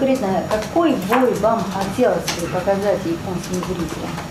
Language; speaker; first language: Russian; non-native, fluent; Japanese